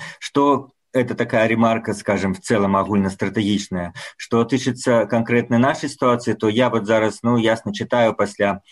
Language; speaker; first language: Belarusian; non-native, local second language; Russian